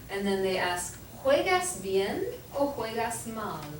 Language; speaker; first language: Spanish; non-native, fluent; English